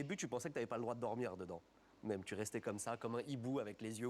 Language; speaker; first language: French; native; French